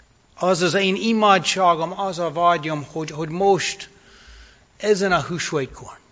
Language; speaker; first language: Hungarian; non-native, fluent; English